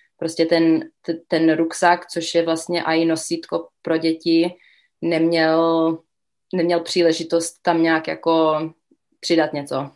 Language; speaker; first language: Czech; early bilingual, other home language; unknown